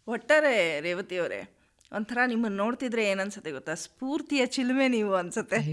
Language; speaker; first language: Kannada; native; Kannada